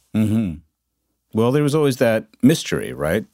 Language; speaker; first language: English; native; English